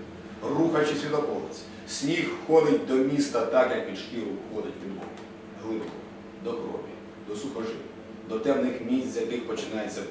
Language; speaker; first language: Ukrainian; native; Ukrainian